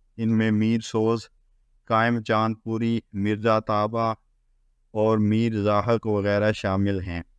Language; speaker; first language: Urdu; native; Urdu